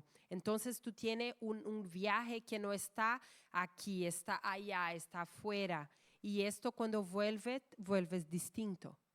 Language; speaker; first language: Spanish; non-native, fluent; Portuguese